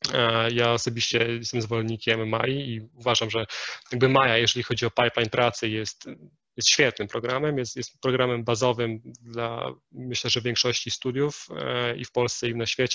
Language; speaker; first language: Polish; native; Polish